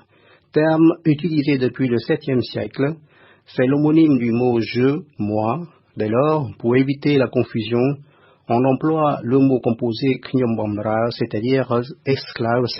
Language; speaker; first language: French; non-native, fluent; Khmer